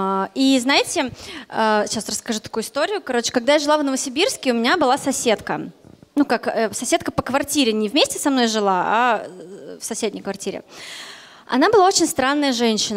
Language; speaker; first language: Russian; native; Russian